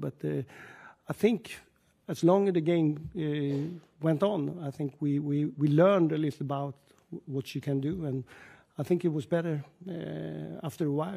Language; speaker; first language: English; non-native, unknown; Swedish